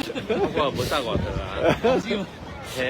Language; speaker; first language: Chinese; native; Chinese